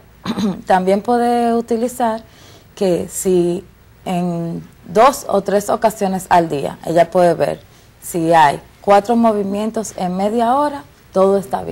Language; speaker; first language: Spanish; native; Spanish